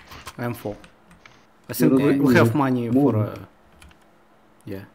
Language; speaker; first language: English; non-native, learner; Russian